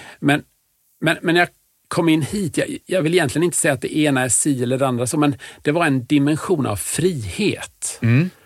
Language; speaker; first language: Swedish; native; Swedish